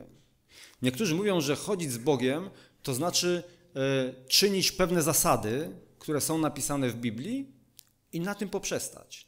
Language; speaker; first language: Polish; native; Polish